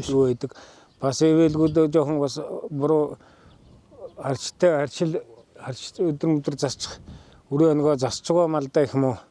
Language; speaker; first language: Mongolian; native; Mongolian